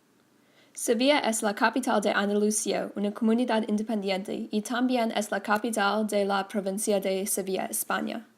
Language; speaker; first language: Spanish; non-native, learner; English